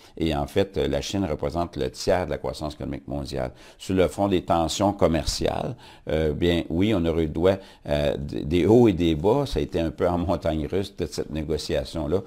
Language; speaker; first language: French; native; French